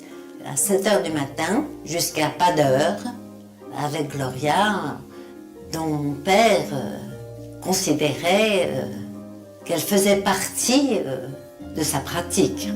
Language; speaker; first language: French; native; French